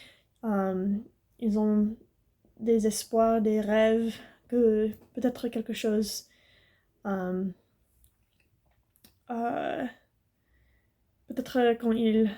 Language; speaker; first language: French; non-native, learner; English